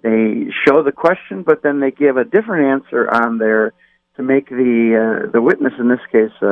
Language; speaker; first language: English; native; English